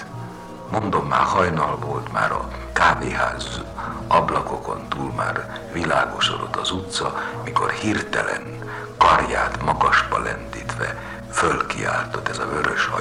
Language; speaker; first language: Hungarian; native; Hungarian